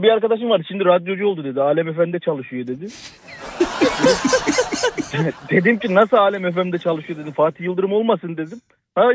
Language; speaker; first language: Turkish; native; Turkish